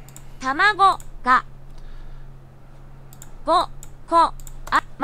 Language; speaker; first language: Japanese; non-native, learner; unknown